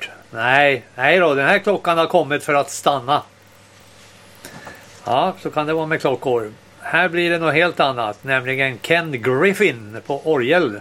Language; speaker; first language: Swedish; native; Swedish